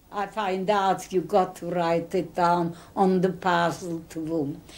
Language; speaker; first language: English; early bilingual, other home language; Polish